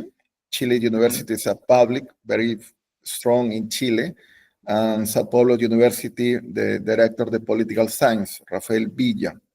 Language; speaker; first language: English; non-native, learner; Spanish